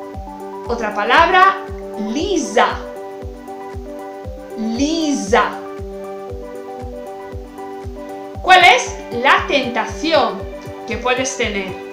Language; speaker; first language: Spanish; non-native, fluent; Italian